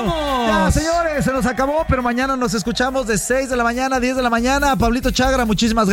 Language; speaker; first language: Spanish; native; Spanish